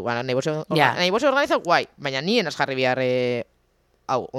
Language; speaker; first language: Basque; native; Basque